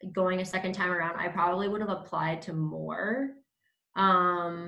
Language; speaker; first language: English; native; English